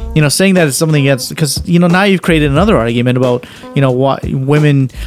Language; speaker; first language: English; native; English